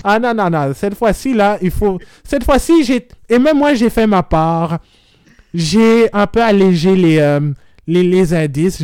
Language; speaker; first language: French; native; French